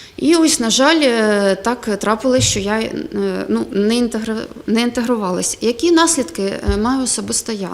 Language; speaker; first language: Ukrainian; non-native, local second language; Russian